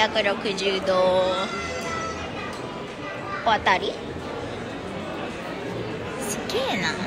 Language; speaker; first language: Japanese; early bilingual, other home language; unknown